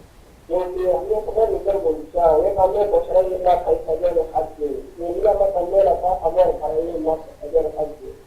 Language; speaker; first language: Portuguese; non-native, local second language; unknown